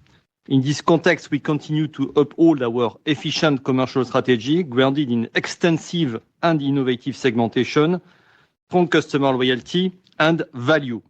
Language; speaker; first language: English; non-native, fluent; French